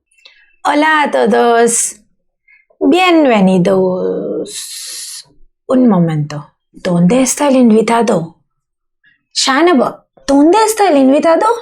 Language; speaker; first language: Spanish; non-native, learner; Bangla